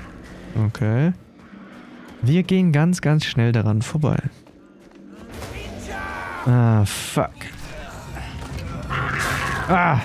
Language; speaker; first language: German; native; German